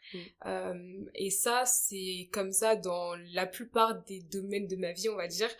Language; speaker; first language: French; early bilingual, other home language; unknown